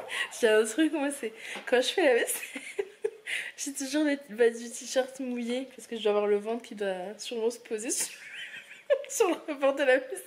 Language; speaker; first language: French; native; French